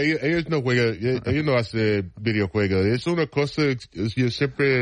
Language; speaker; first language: Spanish; non-native, fluent; English